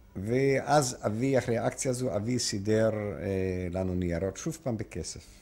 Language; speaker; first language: Hebrew; non-native, fluent; Polish